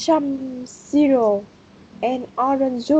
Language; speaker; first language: English; non-native, learner; Vietnamese